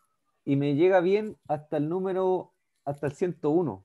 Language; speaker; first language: Spanish; native; Spanish